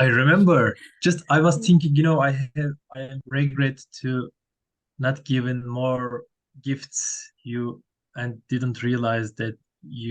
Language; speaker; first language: English; non-native, learner; Turkish